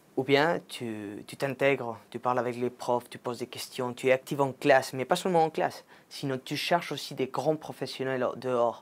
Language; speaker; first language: French; non-native, fluent; Spanish